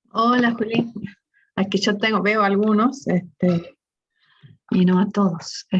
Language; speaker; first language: Spanish; native; Spanish